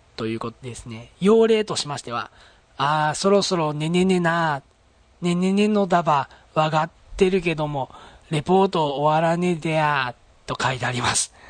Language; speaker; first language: Japanese; native; Japanese